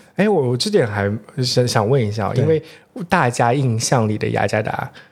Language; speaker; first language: Chinese; native; Chinese